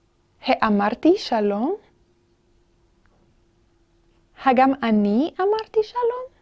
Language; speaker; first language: Hebrew; non-native, fluent; English